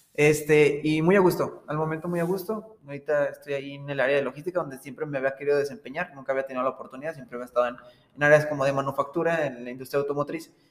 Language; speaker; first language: Spanish; native; Spanish